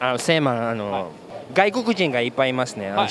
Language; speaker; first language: Japanese; early bilingual, heritage; English